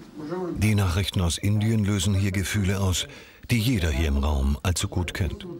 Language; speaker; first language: German; native; German